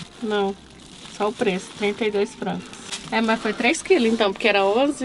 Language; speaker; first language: Portuguese; native; Portuguese